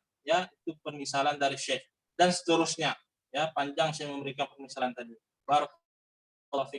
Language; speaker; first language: Indonesian; native; Indonesian